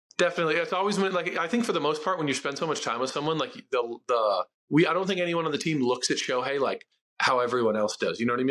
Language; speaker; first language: English; native; English